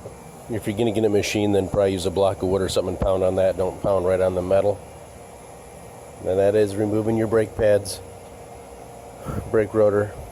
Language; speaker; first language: English; native; English